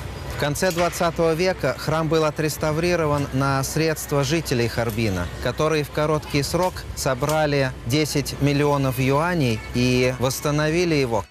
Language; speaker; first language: Russian; native; Russian